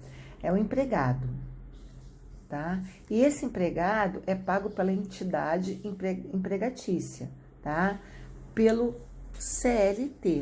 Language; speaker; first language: Portuguese; native; Portuguese